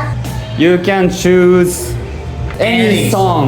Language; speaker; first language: English; non-native, learner; Japanese